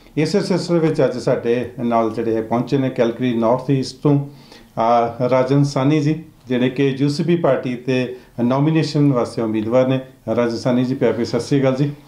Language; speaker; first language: Punjabi; native; Punjabi